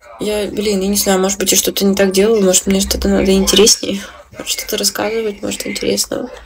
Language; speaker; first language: Russian; native; Russian